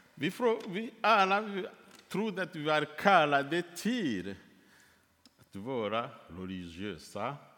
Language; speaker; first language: Swedish; non-native, fluent; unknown